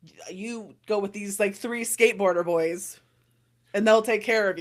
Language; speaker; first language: English; native; English